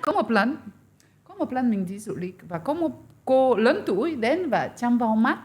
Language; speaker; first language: Vietnamese; non-native, fluent; French